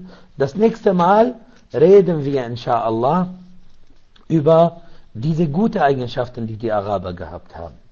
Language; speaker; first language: German; non-native, learner; Arabic